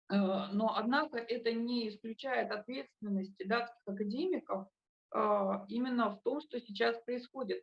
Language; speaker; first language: Russian; native; Russian